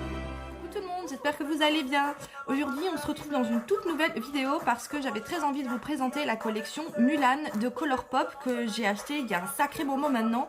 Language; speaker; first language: French; native; French